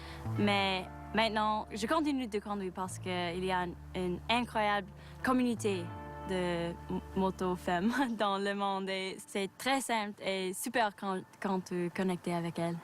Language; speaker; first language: French; non-native, learner; English